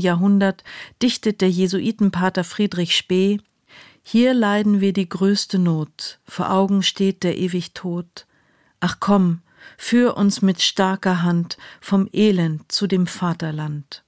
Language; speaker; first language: German; native; German